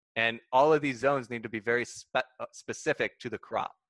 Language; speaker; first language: English; native; English